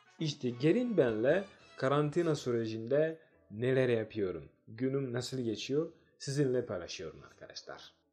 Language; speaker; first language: Turkish; non-native, fluent; Swahili